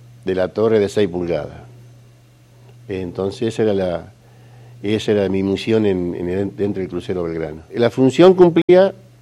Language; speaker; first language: Spanish; native; Spanish